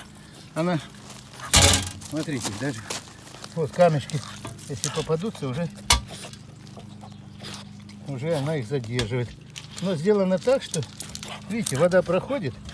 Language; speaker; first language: Russian; native; Russian